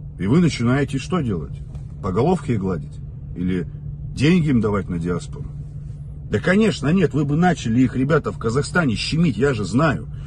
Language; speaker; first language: Russian; native; Russian